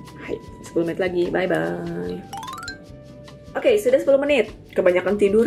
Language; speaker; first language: Indonesian; native; Indonesian